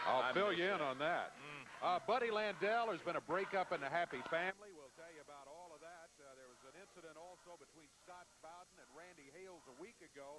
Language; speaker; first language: English; native; English